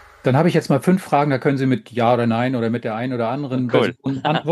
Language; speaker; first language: German; native; German